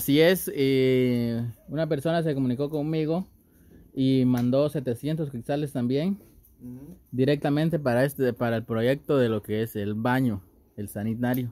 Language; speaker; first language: Spanish; native; Spanish